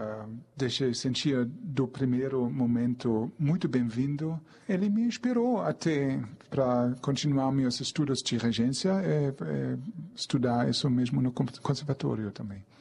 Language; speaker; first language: Portuguese; non-native, fluent; German